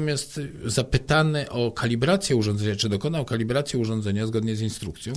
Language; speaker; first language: Polish; native; Polish